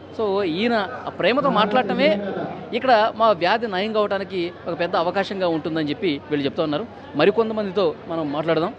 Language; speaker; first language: Telugu; native; Telugu